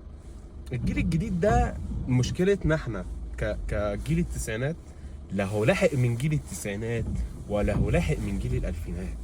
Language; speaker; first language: Arabic; native; Arabic